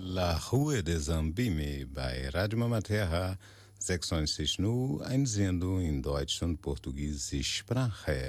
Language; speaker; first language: German; non-native, learner; Portuguese